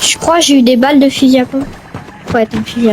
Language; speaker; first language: French; native; French